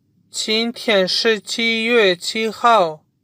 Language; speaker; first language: Chinese; non-native, fluent; Urdu